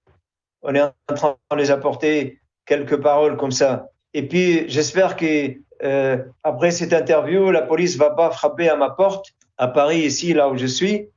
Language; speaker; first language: French; non-native, fluent; Arabic